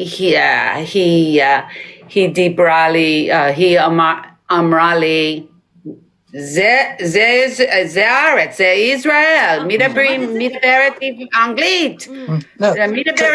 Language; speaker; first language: Hebrew; non-native, learner; English